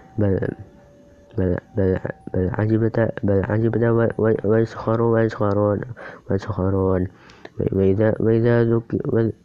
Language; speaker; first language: Arabic; non-native, learner; Indonesian